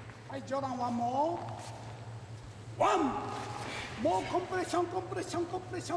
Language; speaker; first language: English; non-native, learner; Japanese